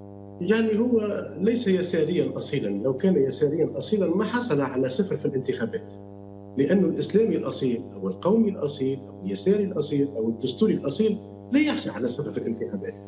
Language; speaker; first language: Arabic; native; Arabic